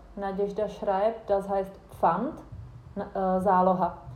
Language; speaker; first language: German; non-native, fluent; Czech